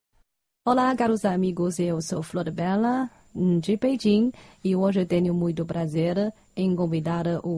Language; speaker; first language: Portuguese; non-native, fluent; Chinese